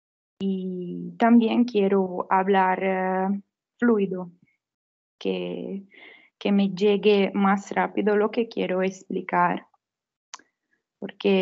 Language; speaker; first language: Spanish; non-native, fluent; Italian